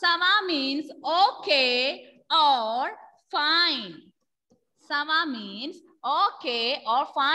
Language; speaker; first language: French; non-native, fluent; Malayalam